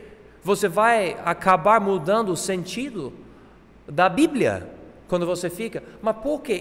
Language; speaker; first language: Portuguese; non-native, fluent; English